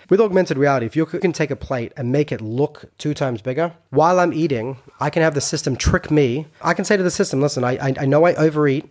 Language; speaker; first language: English; non-native, fluent; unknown